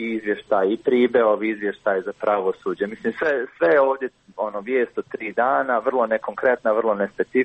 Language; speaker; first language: Croatian; native; Croatian